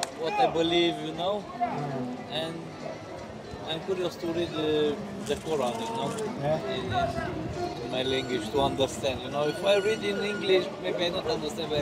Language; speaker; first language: English; non-native, learner; Romanian